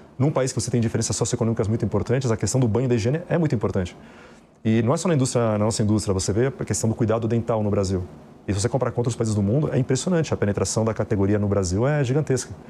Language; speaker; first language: Portuguese; native; Portuguese